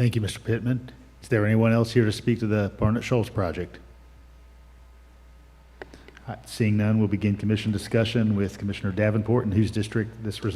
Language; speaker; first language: English; native; English